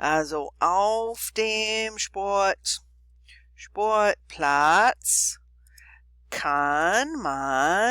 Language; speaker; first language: German; non-native, fluent; English